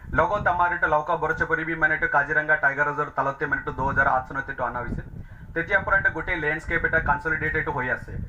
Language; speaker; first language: Assamese; non-native, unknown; Tamil